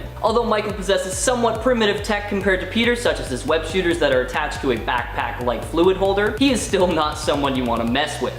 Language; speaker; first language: English; native; English